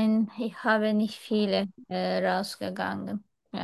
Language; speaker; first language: German; non-native, fluent; Turkish